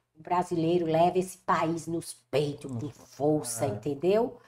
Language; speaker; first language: Portuguese; native; Portuguese